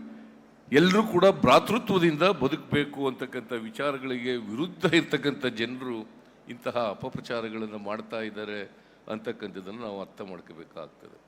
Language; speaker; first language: Kannada; native; Kannada